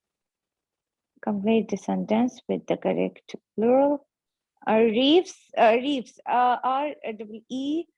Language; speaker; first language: English; non-native, learner; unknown